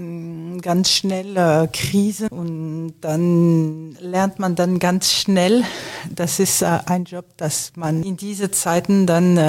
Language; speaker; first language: German; non-native, fluent; French